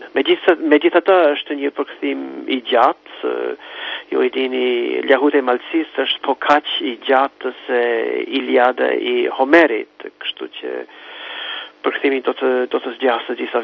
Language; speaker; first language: Albanian; non-native, fluent; English